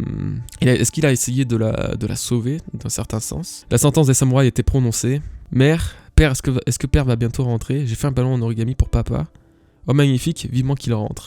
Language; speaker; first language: French; native; French